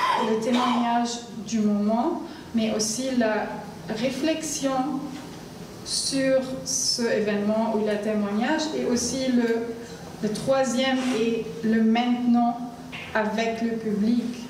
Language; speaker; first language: French; non-native, learner; Arabic